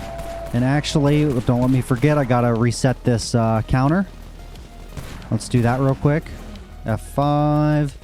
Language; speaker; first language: English; native; English